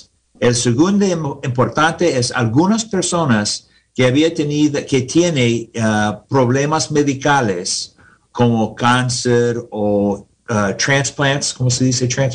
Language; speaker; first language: Spanish; non-native, learner; English